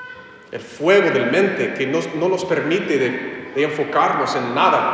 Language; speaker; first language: Spanish; non-native, fluent; English